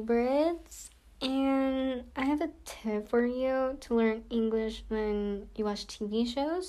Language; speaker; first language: English; non-native, fluent; Korean